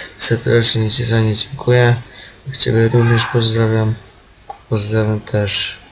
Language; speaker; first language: Polish; native; Polish